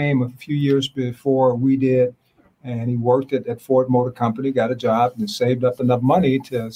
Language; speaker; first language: English; early bilingual, other home language; Spanish